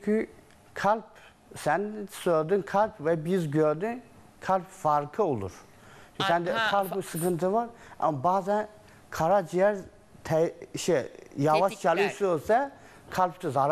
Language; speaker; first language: Turkish; non-native, learner; Chinese